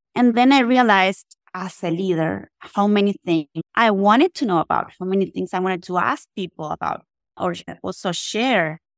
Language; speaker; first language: English; non-native, fluent; Spanish